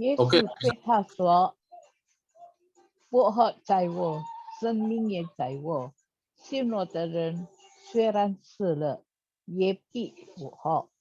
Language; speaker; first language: Chinese; non-native, learner; Indonesian